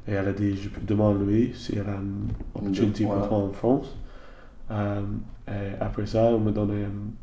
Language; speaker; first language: French; non-native, learner; English